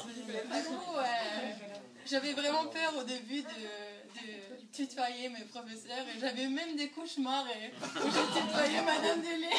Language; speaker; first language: French; non-native, learner; Norwegian